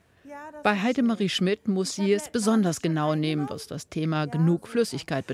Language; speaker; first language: German; native; German